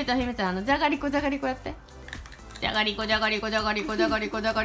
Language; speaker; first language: Japanese; native; Japanese